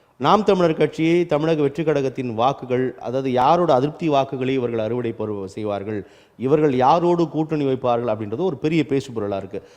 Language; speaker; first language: Tamil; native; Tamil